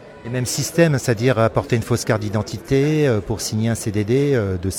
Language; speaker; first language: French; native; French